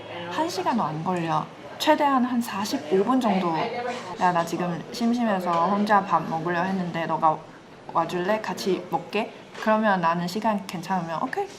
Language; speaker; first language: Korean; non-native, fluent; Chinese